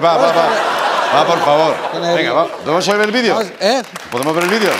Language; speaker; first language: Spanish; non-native, local second language; Catalan